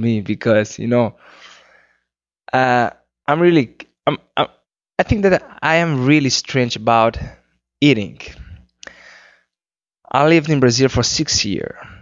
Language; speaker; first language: English; non-native, fluent; Kabuverdianu